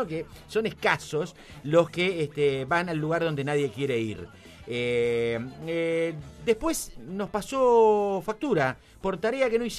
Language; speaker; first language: Spanish; native; Spanish